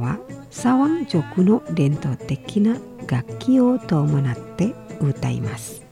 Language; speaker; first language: Japanese; non-native, fluent; Indonesian